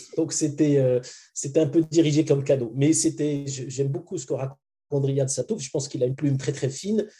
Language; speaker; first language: French; non-native, local second language; Arabic